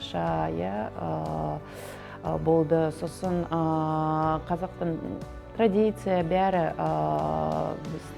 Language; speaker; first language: Kazakh; early bilingual, heritage; Kazakh